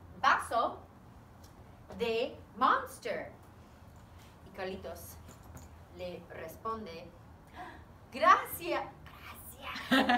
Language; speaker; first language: Spanish; non-native, fluent; English